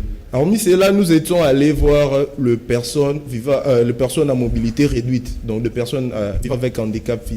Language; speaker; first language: French; non-native, local second language; Lingala